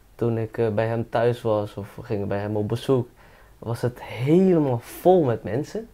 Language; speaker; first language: Dutch; early bilingual, other home language; Caribbean Hindustani